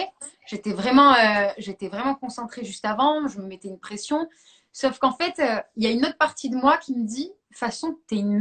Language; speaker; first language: French; native; French